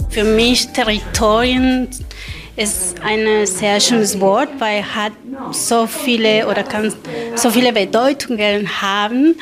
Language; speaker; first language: German; non-native, learner; Spanish